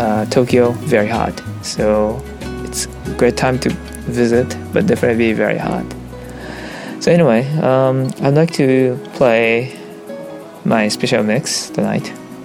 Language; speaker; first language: English; non-native, fluent; Japanese